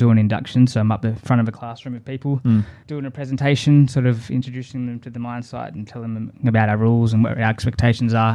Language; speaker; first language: English; native; English